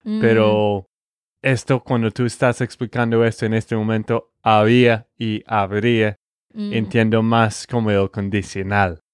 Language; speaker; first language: Spanish; non-native, fluent; English